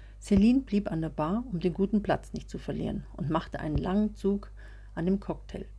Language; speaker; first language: German; native; German